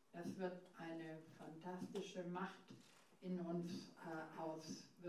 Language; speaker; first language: German; non-native, fluent; English